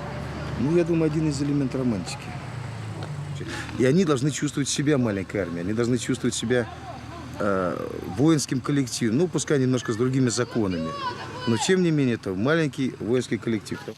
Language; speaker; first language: Russian; native; Russian